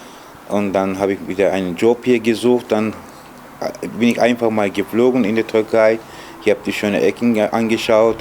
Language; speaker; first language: German; non-native, fluent; Turkish